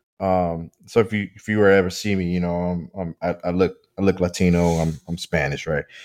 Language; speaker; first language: English; early bilingual, other home language; Spanish